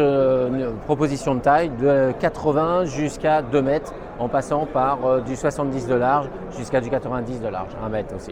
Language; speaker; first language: French; native; French